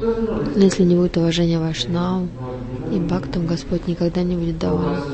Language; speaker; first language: Russian; non-native, learner; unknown